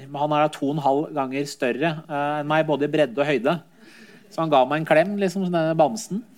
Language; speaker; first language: Norwegian; early bilingual, other home language; Persian